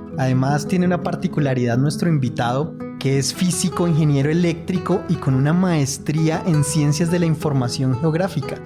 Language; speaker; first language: Spanish; native; Spanish